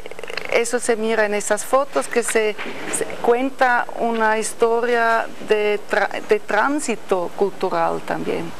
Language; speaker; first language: Spanish; non-native, fluent; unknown